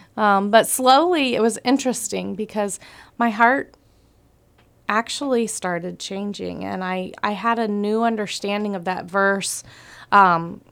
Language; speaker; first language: English; native; English